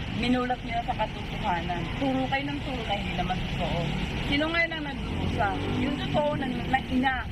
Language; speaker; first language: Filipino; non-native, local second language; Cebuano